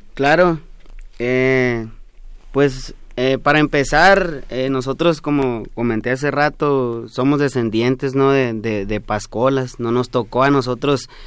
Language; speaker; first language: Spanish; non-native, local second language; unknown